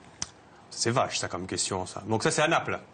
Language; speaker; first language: French; native; French